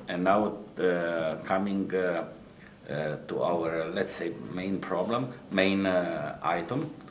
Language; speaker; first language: English; non-native, fluent; Romanian